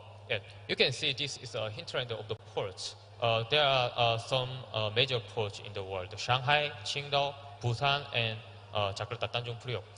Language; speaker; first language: English; non-native, learner; Korean